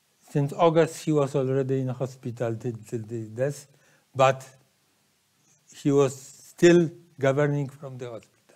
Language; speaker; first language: English; non-native, fluent; Polish